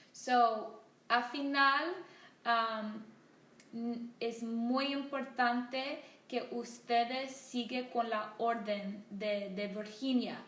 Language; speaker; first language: Spanish; non-native, learner; English